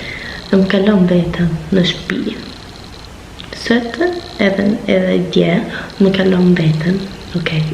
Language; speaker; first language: Albanian; early bilingual, heritage; Albanian